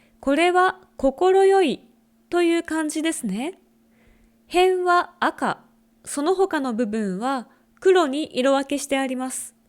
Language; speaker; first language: Japanese; native; Japanese